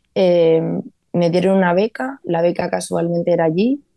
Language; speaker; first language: Spanish; native; Spanish